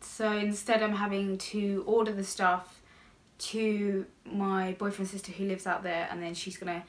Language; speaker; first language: English; native; English